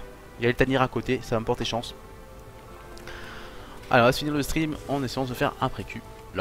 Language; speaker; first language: French; native; French